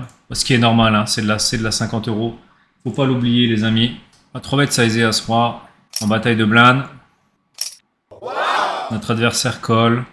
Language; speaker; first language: French; native; French